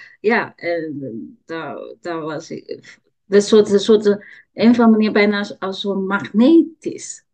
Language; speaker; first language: Dutch; non-native, learner; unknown